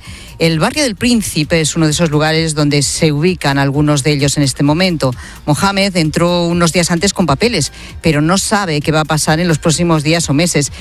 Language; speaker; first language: Spanish; native; Spanish